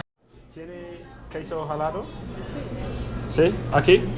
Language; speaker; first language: Spanish; non-native, learner; English